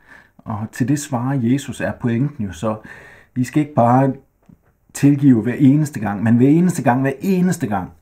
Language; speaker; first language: Danish; native; Danish